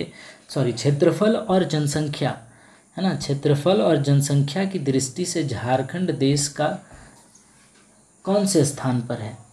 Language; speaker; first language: Hindi; native; Hindi